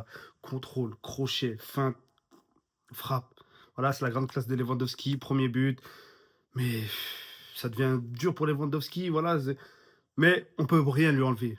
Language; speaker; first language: French; native; French